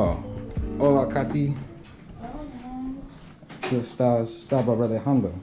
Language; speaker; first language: Spanish; non-native, learner; English